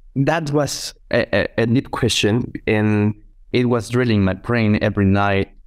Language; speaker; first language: English; non-native, fluent; Spanish